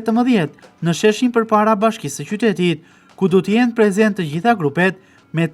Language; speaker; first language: Albanian; native; Albanian